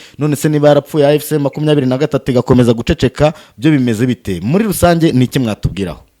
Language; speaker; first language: Kinyarwanda; native; Kinyarwanda